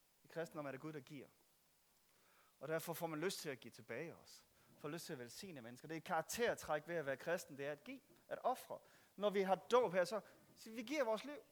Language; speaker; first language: Danish; native; Danish